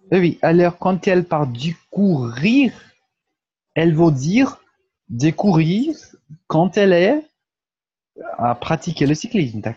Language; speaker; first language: French; non-native, fluent; Portuguese